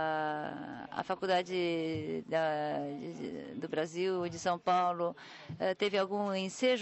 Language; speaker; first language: Portuguese; non-native, learner; Japanese